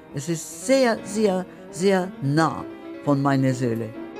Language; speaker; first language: German; non-native, fluent; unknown